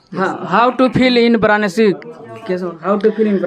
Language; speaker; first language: English; non-native, learner; Hindi